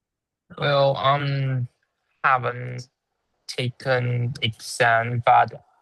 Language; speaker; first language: English; non-native, learner; Chinese